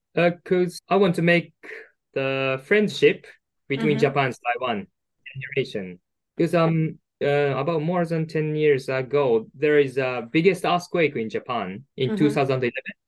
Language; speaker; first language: English; non-native, learner; Japanese